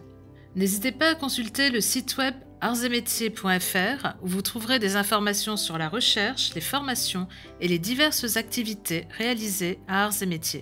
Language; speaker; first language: French; native; French